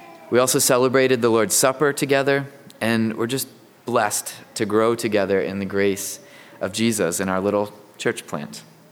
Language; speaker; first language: English; native; English